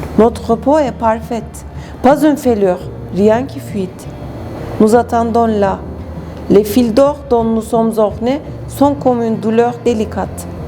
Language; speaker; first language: French; non-native, fluent; Turkish